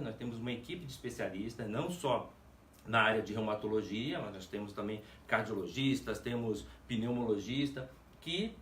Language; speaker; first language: Portuguese; native; Portuguese